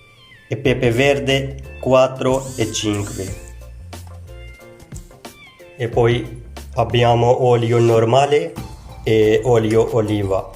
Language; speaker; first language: Italian; non-native, learner; Urdu